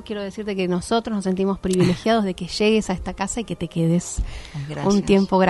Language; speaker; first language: Spanish; native; Spanish